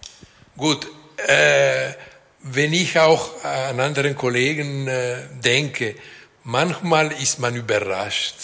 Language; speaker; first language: German; non-native, local second language; French